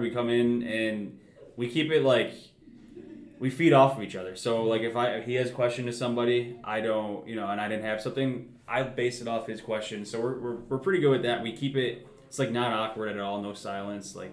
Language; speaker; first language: English; native; English